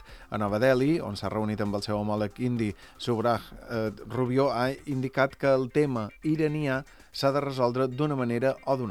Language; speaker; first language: Catalan; native; Catalan